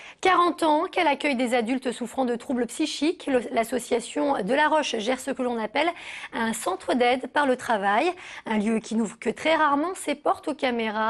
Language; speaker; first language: French; native; French